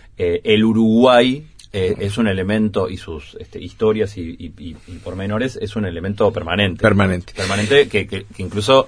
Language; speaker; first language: Spanish; native; Spanish